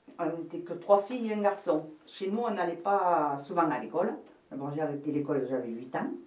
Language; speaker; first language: French; native; French